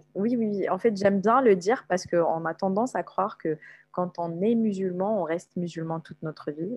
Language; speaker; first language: French; non-native, local second language; Arabic